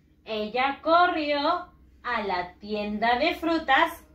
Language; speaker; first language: Spanish; native; Spanish